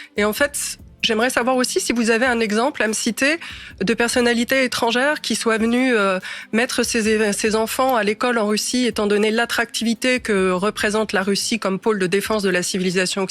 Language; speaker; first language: French; native; French